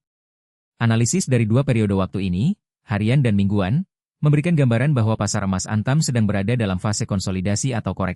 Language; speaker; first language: Indonesian; native; Indonesian